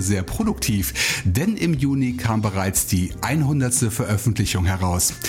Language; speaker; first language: German; native; German